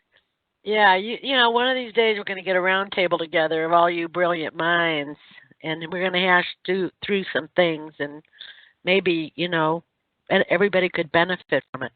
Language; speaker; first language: English; native; English